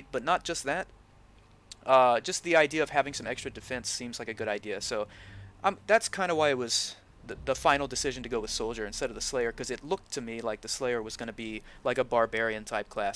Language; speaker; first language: English; native; English